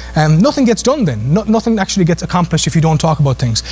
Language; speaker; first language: English; native; English